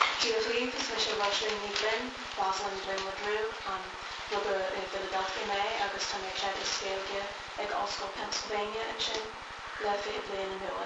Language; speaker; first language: Irish; non-native, fluent; English